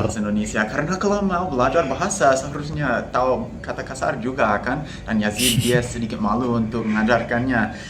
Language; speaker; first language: Indonesian; non-native, fluent; English